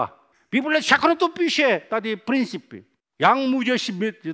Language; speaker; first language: Czech; non-native, fluent; Korean